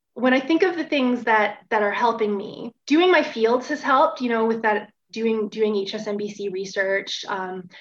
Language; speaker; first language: English; native; English